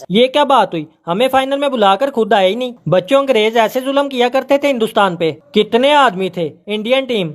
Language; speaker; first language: Urdu; non-native, local second language; Punjabi